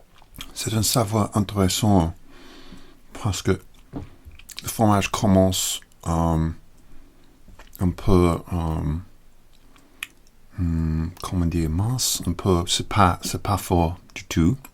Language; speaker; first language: French; non-native, learner; English